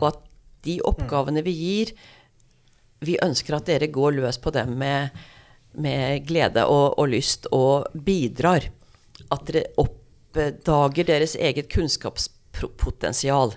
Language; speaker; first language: Norwegian; native; Norwegian